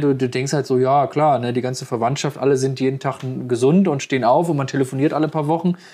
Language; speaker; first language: German; native; German